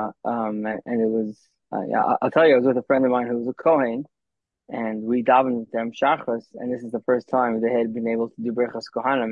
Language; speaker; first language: English; native; English